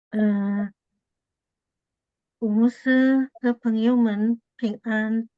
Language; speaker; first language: Chinese; non-native, learner; Indonesian